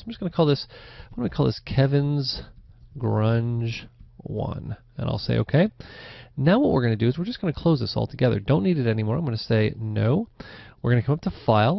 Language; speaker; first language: English; native; English